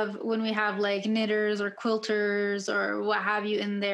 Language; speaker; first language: English; native; English